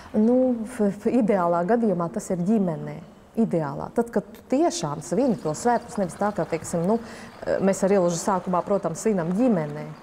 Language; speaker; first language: Latvian; native; Latvian